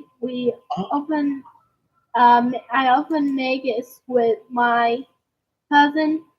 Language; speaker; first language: English; non-native, learner; Vietnamese